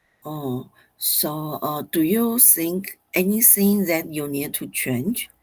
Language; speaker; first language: English; non-native, fluent; Chinese